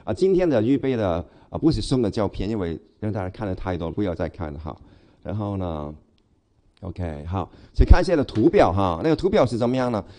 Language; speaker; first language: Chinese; non-native, local second language; Cantonese